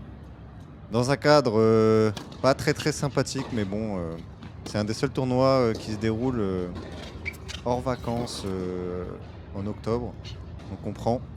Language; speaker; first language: French; native; French